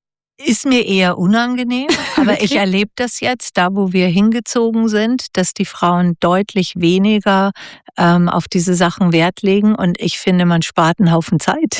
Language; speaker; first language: German; native; German